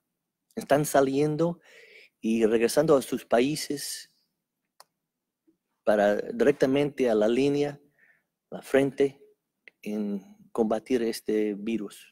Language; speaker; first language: Spanish; non-native, fluent; English